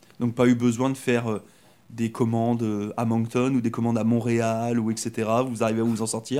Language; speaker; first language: French; native; French